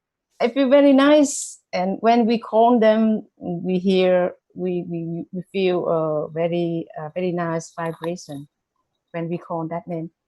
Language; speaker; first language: English; non-native, learner; Vietnamese